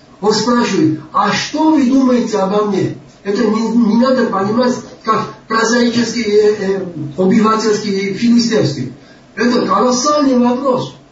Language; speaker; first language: Russian; non-native, local second language; Georgian